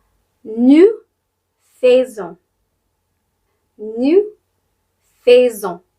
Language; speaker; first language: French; non-native, fluent; English